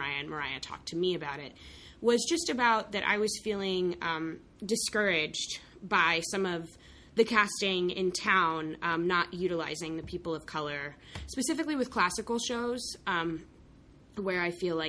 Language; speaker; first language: English; native; English